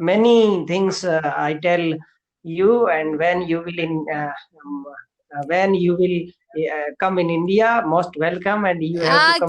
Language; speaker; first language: English; non-native, learner; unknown